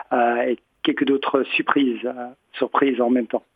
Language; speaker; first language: French; non-native, fluent; English